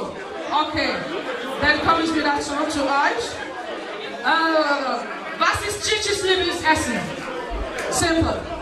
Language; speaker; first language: German; non-native, fluent; Igbo